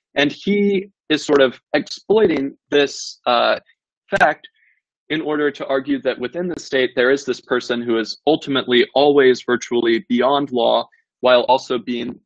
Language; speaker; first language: English; native; English